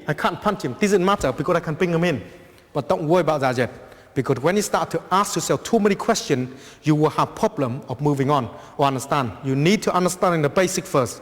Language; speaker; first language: English; non-native, fluent; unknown